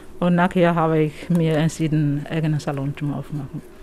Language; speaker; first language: German; non-native, learner; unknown